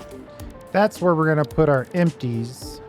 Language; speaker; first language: English; native; English